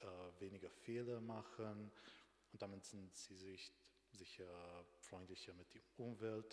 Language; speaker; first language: German; non-native, fluent; Romanian